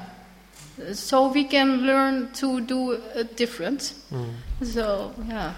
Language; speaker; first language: English; non-native, learner; Dutch